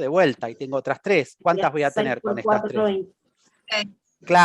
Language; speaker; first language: Spanish; native; Spanish